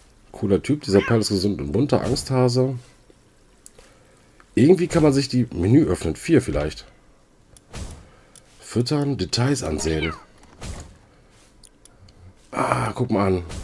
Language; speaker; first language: German; native; German